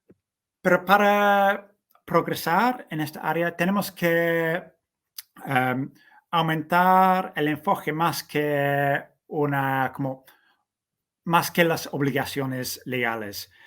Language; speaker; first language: Spanish; non-native, fluent; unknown